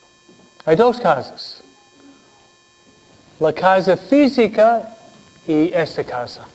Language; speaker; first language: Spanish; non-native, fluent; English